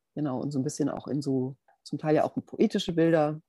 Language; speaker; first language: German; native; German